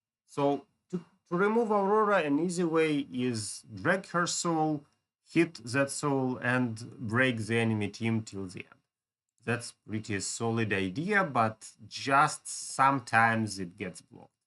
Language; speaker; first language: English; non-native, fluent; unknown